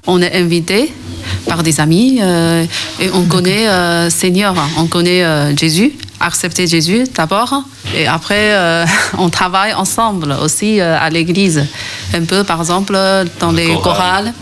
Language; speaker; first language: French; non-native, learner; Chinese